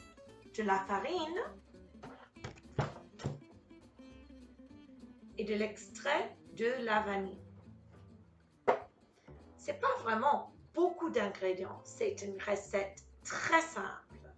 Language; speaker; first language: French; non-native, fluent; English